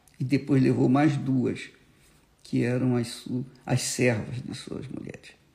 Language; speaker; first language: Portuguese; native; Portuguese